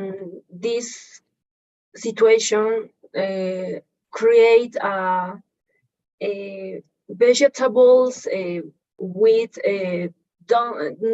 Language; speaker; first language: English; non-native, learner; Spanish